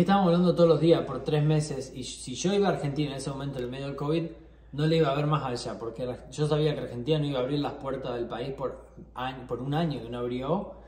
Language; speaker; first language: Spanish; native; Spanish